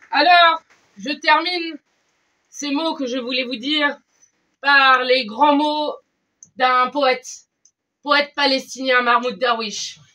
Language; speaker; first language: French; native; French